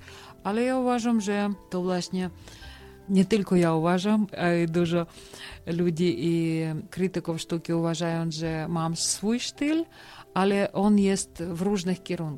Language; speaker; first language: Polish; non-native, learner; Ukrainian